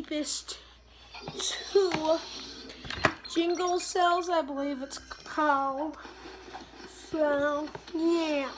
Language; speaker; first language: English; native; English